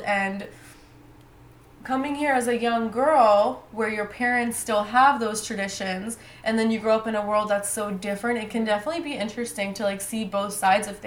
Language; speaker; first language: English; native; English